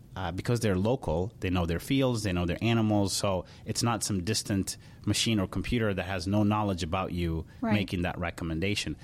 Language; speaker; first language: English; early bilingual, other home language; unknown